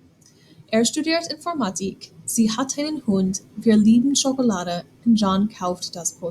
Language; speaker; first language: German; non-native, fluent; English